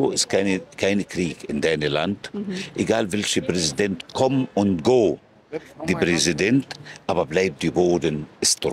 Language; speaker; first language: German; non-native, fluent; Arabic